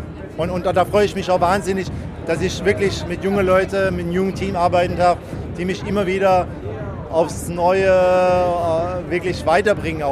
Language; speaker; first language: German; native; German